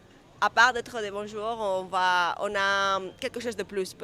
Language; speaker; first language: French; non-native, fluent; Spanish